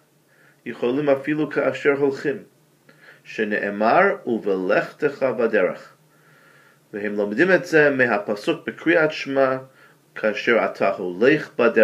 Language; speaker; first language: Hebrew; non-native, fluent; English